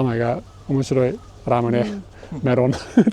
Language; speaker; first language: Japanese; non-native, learner; English